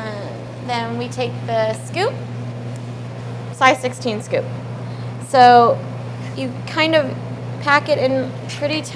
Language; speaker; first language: English; native; English